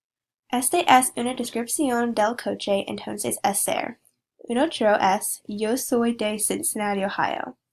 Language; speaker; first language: Spanish; non-native, learner; English